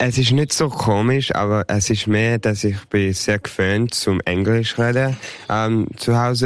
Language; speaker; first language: German; early bilingual, heritage; English